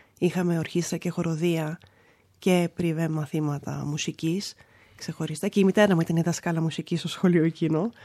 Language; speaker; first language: Greek; early bilingual, other home language; English